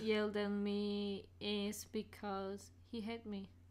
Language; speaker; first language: English; non-native, learner; Korean